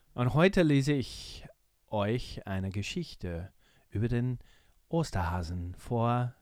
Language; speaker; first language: German; non-native, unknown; English